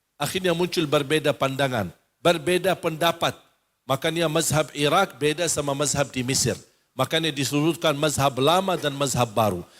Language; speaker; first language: Malay; non-native, fluent; Arabic